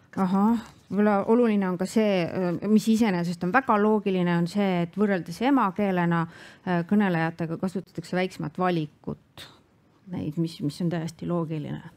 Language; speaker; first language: Estonian; native; Estonian